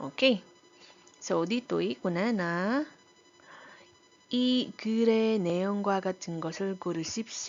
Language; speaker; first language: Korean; non-native, fluent; Iloko